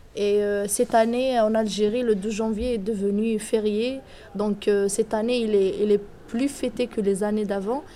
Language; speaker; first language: French; non-native, local second language; Kabyle